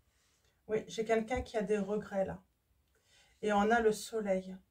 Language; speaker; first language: French; native; French